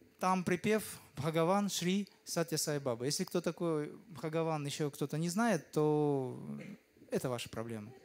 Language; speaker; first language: Russian; native; Russian